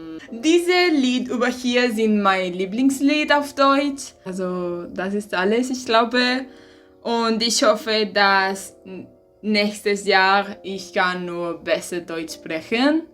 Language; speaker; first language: German; non-native, learner; Spanish